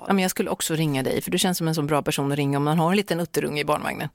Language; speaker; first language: Swedish; native; Swedish